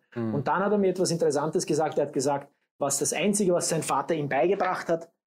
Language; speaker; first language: German; early bilingual, other home language; English